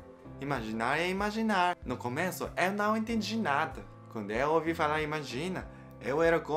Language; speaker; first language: Portuguese; non-native, learner; Japanese